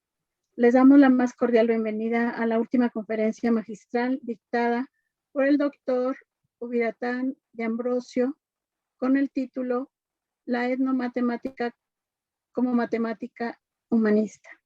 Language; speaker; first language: Spanish; native; Spanish